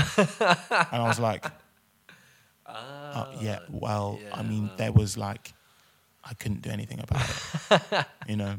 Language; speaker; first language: English; native; English